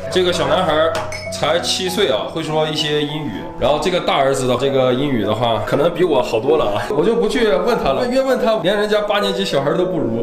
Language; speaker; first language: Chinese; native; Chinese